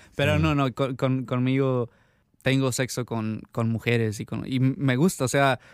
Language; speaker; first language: Spanish; native; Spanish